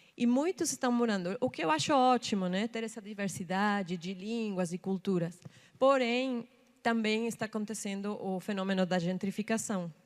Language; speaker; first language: Portuguese; non-native, fluent; Spanish